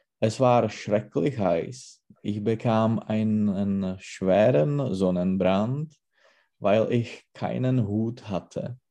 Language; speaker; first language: German; non-native, learner; Czech